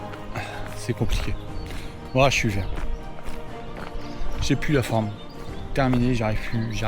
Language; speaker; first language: French; native; French